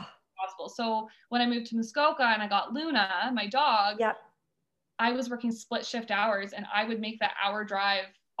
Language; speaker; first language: English; native; English